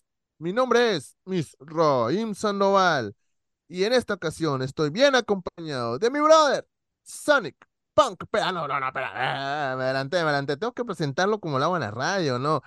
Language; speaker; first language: Spanish; native; Spanish